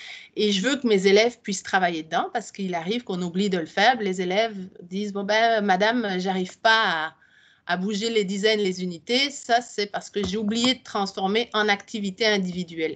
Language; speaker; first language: French; native; French